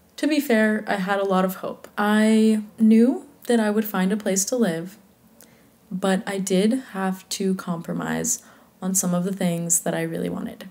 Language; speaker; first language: English; native; English